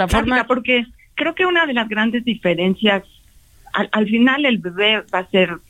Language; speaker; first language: Spanish; native; Spanish